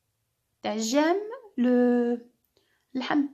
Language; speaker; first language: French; non-native, local second language; Arabic